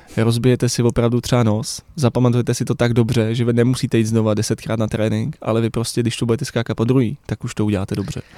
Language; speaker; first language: Czech; native; Czech